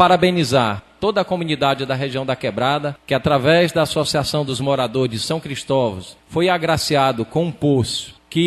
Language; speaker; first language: Portuguese; native; Portuguese